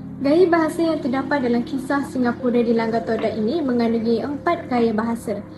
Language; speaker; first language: Malay; native; Malay